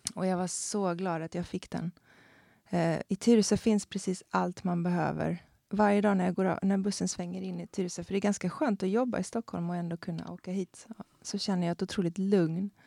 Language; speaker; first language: Swedish; native; Swedish